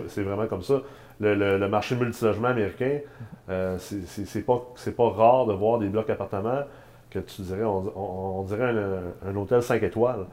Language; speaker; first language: French; native; French